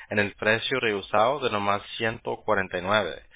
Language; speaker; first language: Spanish; early bilingual, heritage; Spanish